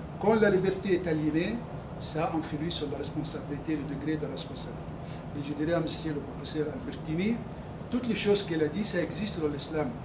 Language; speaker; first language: French; non-native, fluent; Arabic